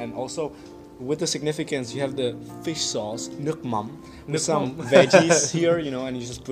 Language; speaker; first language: English; non-native, fluent; Vietnamese